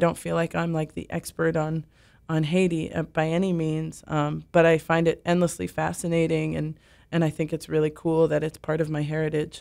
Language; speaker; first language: English; native; English